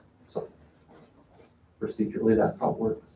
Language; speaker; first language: English; native; English